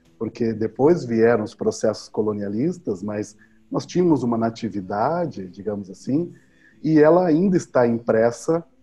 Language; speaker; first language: Portuguese; native; Portuguese